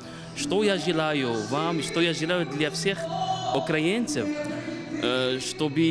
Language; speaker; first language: Ukrainian; non-native, learner; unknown